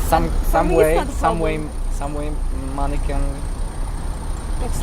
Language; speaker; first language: English; non-native, learner; Polish